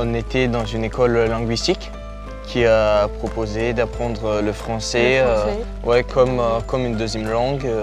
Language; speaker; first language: French; non-native, fluent; Ukrainian